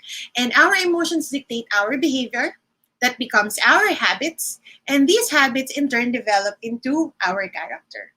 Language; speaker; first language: English; non-native, local second language; Filipino